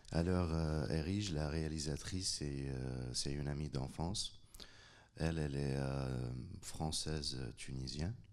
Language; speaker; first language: French; non-native, local second language; Arabic